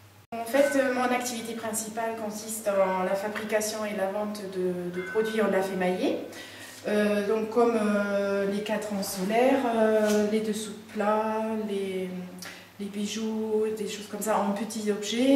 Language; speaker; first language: French; non-native, fluent; German